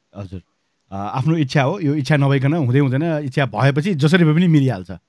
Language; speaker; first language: Nepali; native; Nepali